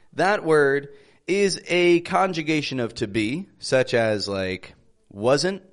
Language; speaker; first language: English; native; English